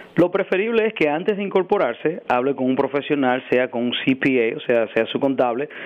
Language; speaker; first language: Spanish; early bilingual, heritage; Spanish